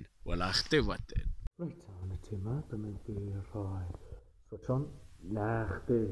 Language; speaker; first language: Welsh; non-native, learner; English